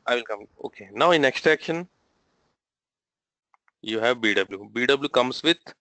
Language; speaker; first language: English; non-native, local second language; Telugu